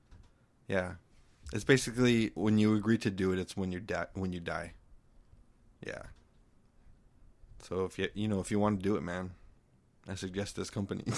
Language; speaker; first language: English; native; English